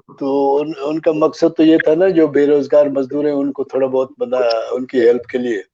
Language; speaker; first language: Urdu; native; Urdu